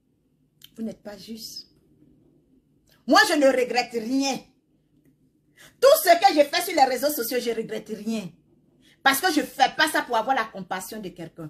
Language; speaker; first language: French; non-native, local second language; Baoulé